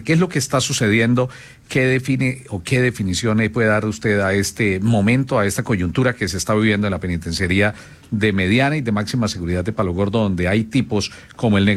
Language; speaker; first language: Spanish; native; Spanish